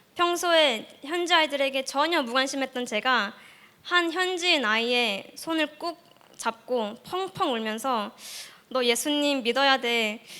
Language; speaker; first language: Korean; early bilingual, heritage; Korean